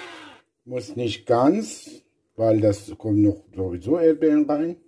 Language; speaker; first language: German; non-native, learner; Persian